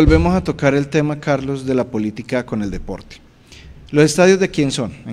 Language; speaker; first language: Spanish; native; Spanish